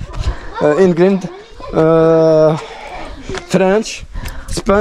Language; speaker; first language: English; non-native, learner; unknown